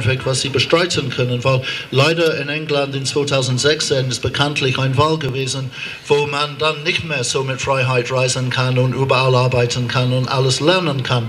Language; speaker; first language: German; non-native, fluent; English